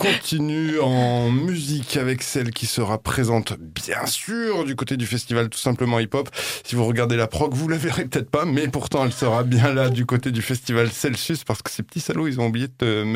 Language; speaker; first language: French; native; French